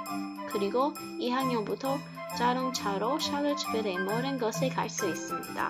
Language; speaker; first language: Korean; non-native, learner; English